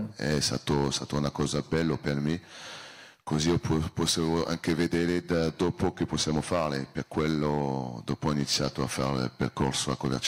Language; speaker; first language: Italian; non-native, learner; French